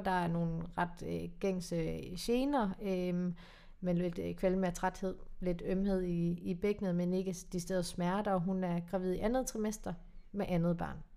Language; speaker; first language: Danish; native; Danish